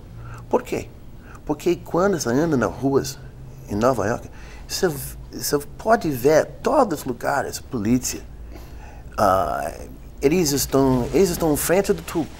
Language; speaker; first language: Portuguese; non-native, fluent; English